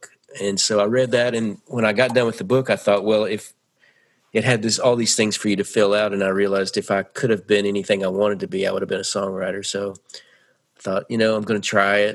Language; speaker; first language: English; native; English